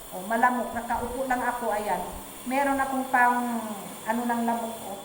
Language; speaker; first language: Filipino; native; Filipino